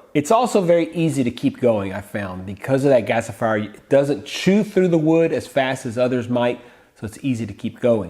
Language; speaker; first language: English; native; English